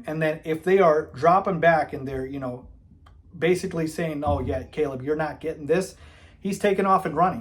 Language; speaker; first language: English; native; English